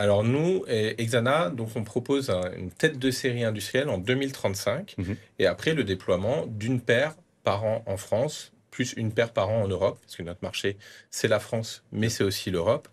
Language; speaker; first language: French; native; French